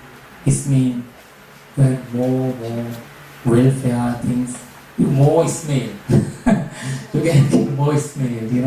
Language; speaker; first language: English; non-native, learner; Sinhala